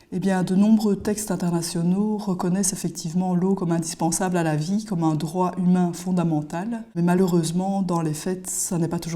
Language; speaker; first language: French; native; French